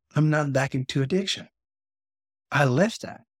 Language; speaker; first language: English; native; English